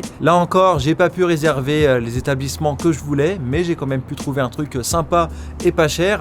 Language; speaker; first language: French; native; French